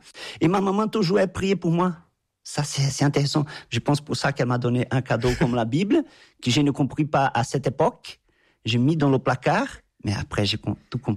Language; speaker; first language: French; non-native, fluent; Portuguese